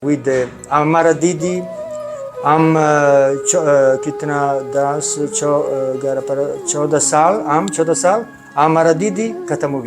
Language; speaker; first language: Hindi; non-native, learner; Italian